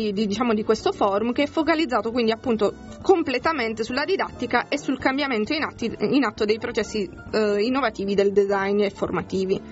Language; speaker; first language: Italian; native; Italian